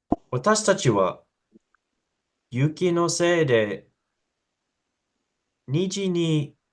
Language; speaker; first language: Japanese; non-native, learner; English